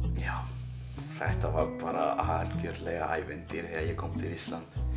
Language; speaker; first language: Icelandic; non-native, learner; Spanish